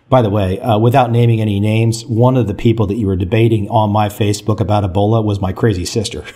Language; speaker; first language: English; native; English